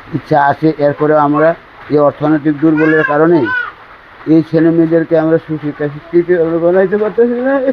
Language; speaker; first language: Bangla; non-native, local second language; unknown